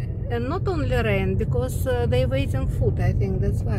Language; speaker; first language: English; non-native, learner; Russian